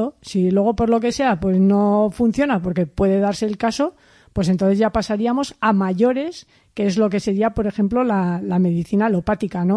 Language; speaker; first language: Spanish; native; Spanish